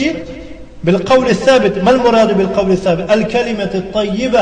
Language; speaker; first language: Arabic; non-native, fluent; Tajik